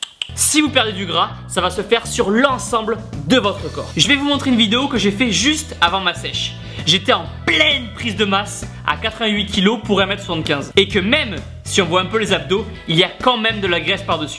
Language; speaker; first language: French; native; French